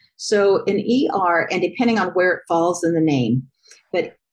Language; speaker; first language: English; native; English